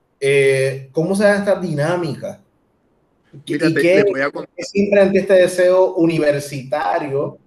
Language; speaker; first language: Spanish; native; Spanish